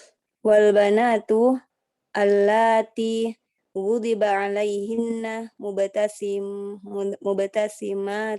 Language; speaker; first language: Arabic; non-native, learner; Indonesian